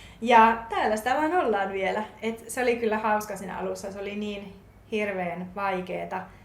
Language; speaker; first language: Finnish; native; Finnish